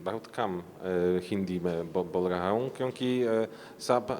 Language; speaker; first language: Hindi; non-native, learner; Polish